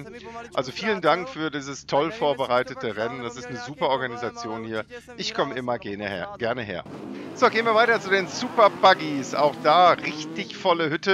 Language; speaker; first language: German; native; German